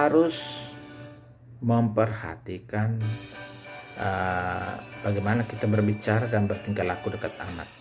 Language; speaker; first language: Indonesian; native; Indonesian